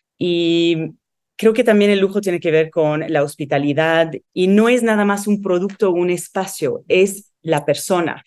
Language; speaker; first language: Spanish; non-native, fluent; Arabic